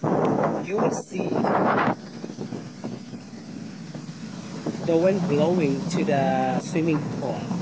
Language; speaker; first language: English; non-native, learner; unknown